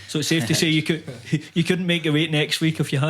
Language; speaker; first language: English; native; English